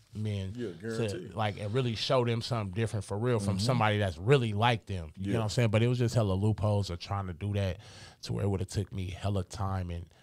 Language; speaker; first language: English; native; English